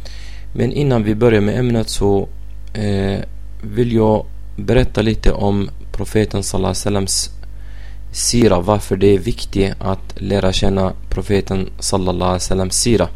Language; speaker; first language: Swedish; non-native, fluent; Arabic